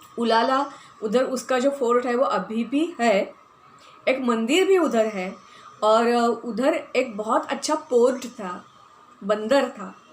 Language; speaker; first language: Hindi; non-native, local second language; Marathi